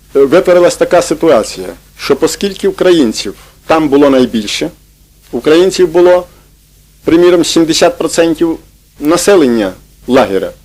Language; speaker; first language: Ukrainian; native; Ukrainian